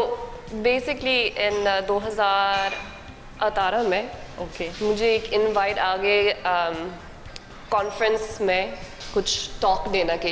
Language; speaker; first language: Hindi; non-native, learner; English